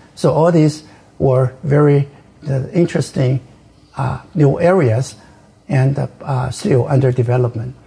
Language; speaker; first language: English; non-native, fluent; Chinese